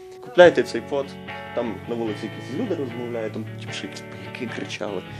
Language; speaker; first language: Ukrainian; non-native, local second language; Russian